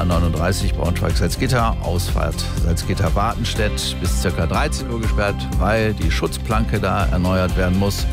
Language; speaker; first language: German; native; German